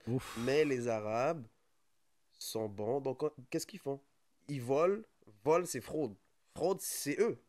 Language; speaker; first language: French; early bilingual, other home language; Arabic